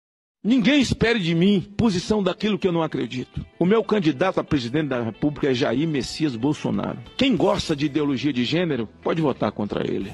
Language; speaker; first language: Portuguese; native; Portuguese